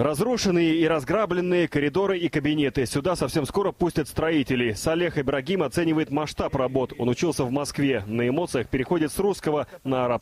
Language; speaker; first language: Russian; native; Russian